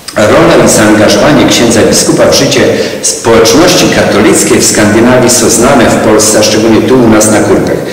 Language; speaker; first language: Polish; native; Polish